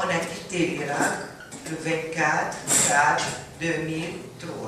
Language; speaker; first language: French; non-native, fluent; Arabic